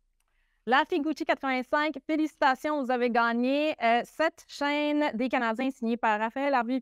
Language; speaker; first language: French; native; French